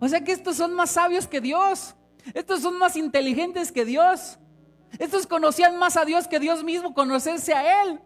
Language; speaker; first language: Spanish; native; Spanish